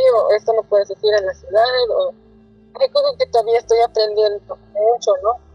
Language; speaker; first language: Spanish; non-native, local second language; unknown